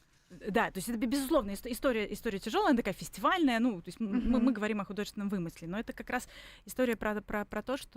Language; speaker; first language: Russian; native; Russian